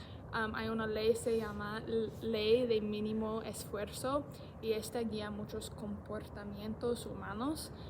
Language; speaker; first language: Spanish; non-native, learner; English